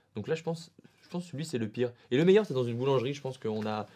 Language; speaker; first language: French; native; French